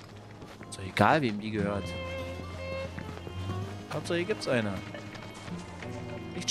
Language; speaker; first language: German; native; German